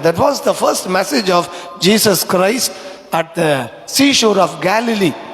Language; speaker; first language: English; non-native, local second language; Tamil